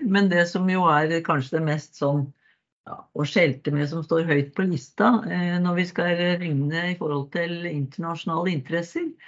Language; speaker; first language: Norwegian; native; Norwegian